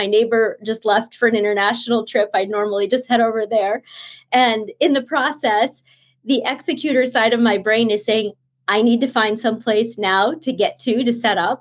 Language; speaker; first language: English; early bilingual, other home language; Bangla